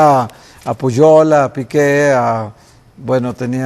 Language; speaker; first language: Spanish; native; Spanish